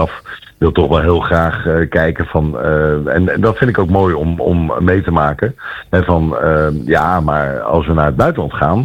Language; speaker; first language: Dutch; native; Dutch